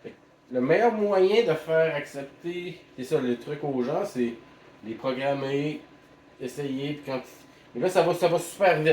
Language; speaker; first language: French; native; French